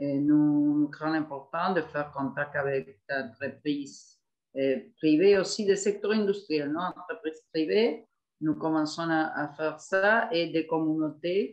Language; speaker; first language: French; non-native, fluent; Spanish